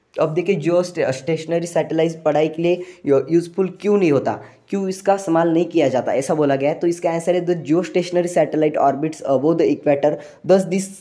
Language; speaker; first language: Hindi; non-native, local second language; Marathi